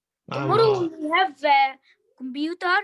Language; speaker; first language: English; non-native, learner; Arabic